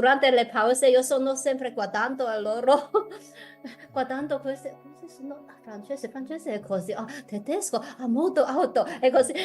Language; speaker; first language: Italian; non-native, fluent; Chinese